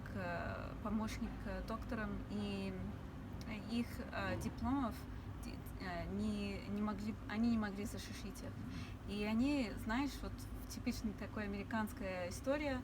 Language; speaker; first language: Russian; early bilingual, heritage; English